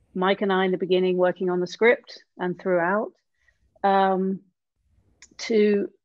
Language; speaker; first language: English; native; English